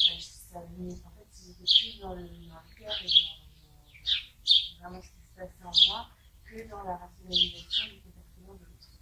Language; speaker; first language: French; native; French